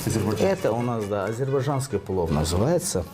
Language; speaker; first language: Russian; non-native, fluent; Azerbaijani